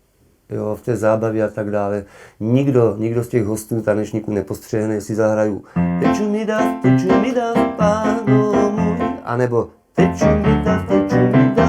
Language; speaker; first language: Czech; native; Czech